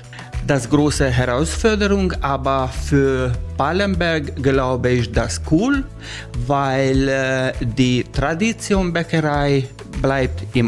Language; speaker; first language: German; non-native, learner; Hungarian